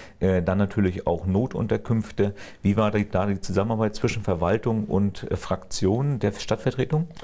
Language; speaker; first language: German; native; German